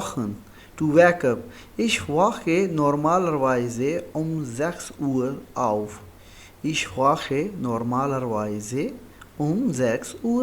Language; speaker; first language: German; non-native, fluent; Urdu